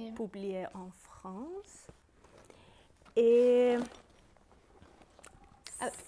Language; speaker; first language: French; non-native, fluent; Persian